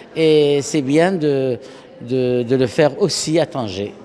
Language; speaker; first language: French; non-native, local second language; Arabic